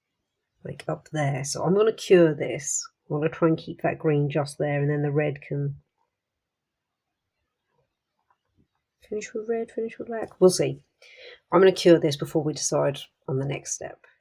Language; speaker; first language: English; native; English